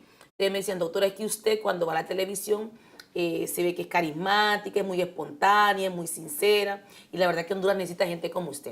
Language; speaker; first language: Spanish; native; Spanish